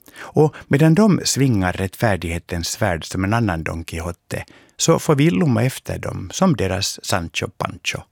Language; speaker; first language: Swedish; native; Swedish